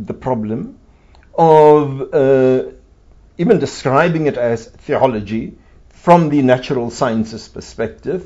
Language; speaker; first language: English; non-native, local second language; Afrikaans